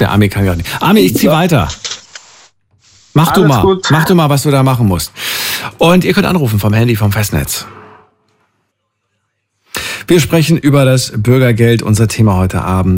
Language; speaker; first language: German; native; German